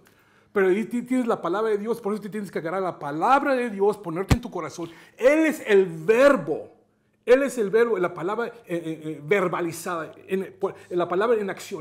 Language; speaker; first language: Spanish; native; Spanish